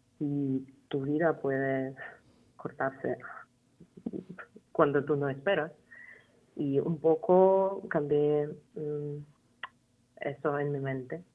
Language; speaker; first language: Spanish; non-native, fluent; Ukrainian